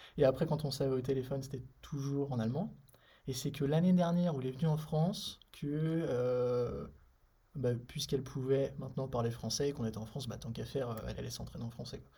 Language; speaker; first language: French; native; French